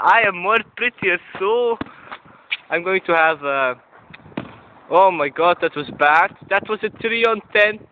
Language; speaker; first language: English; non-native, learner; Dutch